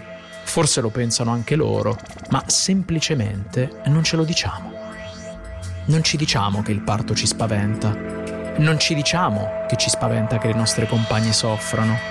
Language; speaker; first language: Italian; native; Italian